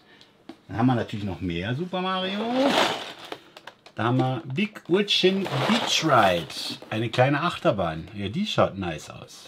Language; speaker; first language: German; native; German